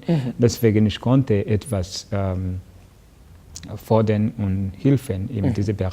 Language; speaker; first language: German; non-native, learner; Kinyarwanda